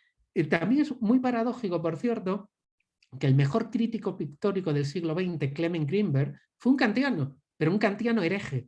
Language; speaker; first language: Spanish; native; Spanish